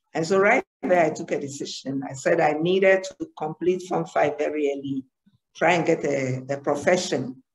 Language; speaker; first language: English; non-native, local second language; Ewe